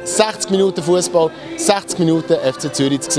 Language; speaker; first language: German; native; German